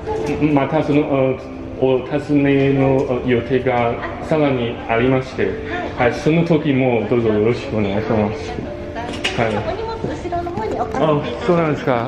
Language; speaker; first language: Japanese; non-native, learner; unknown